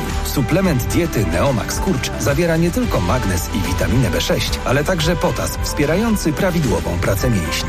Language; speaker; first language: Polish; native; Polish